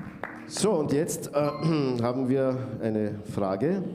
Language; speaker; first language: German; native; German